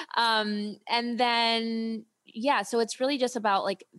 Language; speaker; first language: English; native; English